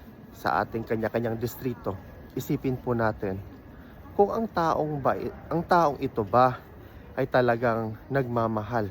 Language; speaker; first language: Filipino; native; Filipino